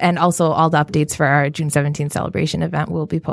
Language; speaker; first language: English; native; English